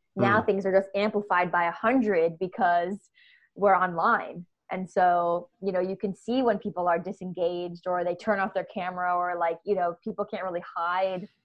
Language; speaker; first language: English; native; English